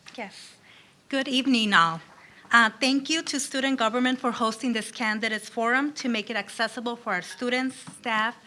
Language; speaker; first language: English; early bilingual, other home language; Spanish